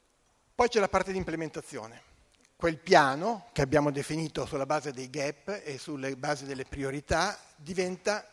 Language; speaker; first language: Italian; native; Italian